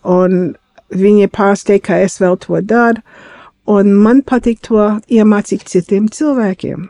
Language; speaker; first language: Latvian; early bilingual, heritage; Latvian